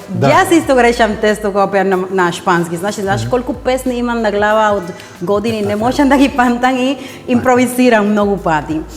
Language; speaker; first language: Macedonian; non-native, learner; Spanish